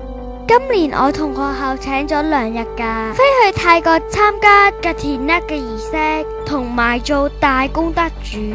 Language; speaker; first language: Cantonese; early bilingual, other home language; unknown